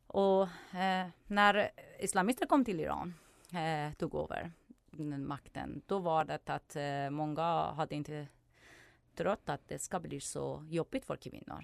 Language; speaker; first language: Swedish; non-native, fluent; Persian